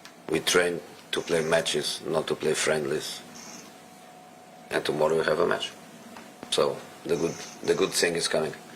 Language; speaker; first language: English; non-native, fluent; Portuguese